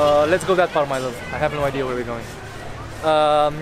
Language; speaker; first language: English; non-native, fluent; Romanian